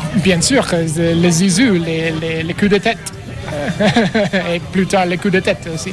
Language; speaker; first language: French; non-native, fluent; English